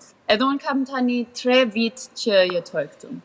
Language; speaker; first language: Albanian; early bilingual, heritage; Albanian